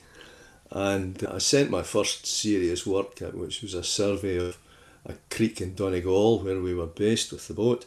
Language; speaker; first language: English; native; English